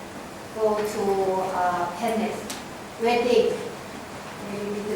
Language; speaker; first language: English; non-native, learner; Thai